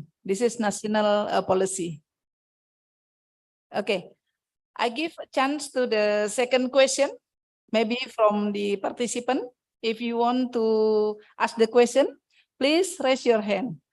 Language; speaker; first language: English; non-native, fluent; Indonesian